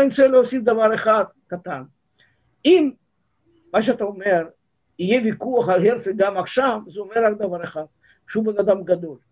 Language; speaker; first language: Hebrew; non-native, fluent; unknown